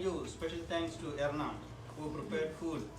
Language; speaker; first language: English; non-native, local second language; Malayalam